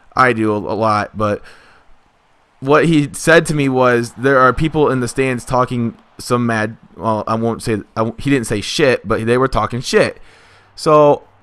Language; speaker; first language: English; native; English